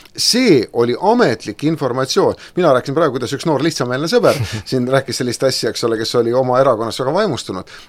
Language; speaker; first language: Estonian; native; Estonian